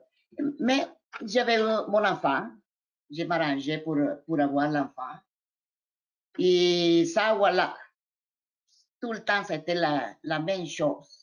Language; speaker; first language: French; non-native, fluent; Spanish